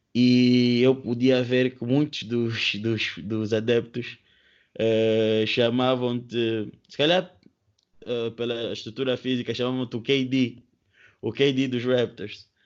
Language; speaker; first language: Portuguese; native; Portuguese